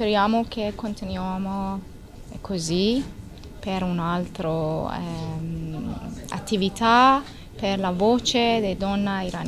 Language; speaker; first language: Italian; non-native, learner; Persian